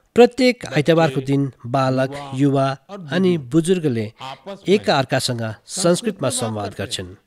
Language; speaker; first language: Nepali; native; Nepali